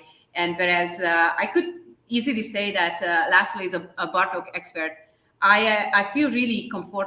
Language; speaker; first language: English; non-native, fluent; Hungarian